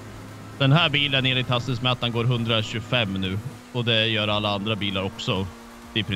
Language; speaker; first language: Swedish; native; Swedish